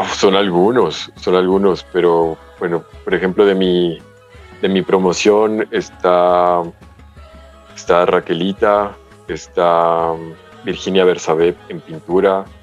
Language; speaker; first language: Spanish; early bilingual, heritage; Spanish